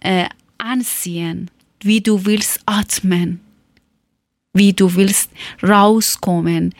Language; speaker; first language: German; non-native, learner; Persian